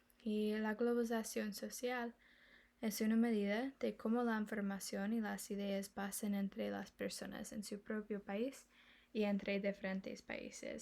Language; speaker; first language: Spanish; non-native, learner; English